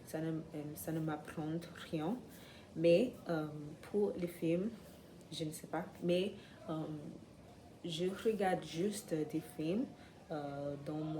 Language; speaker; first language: French; non-native, learner; English